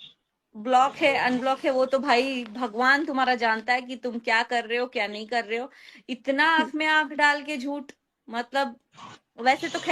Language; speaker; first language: Hindi; native; Hindi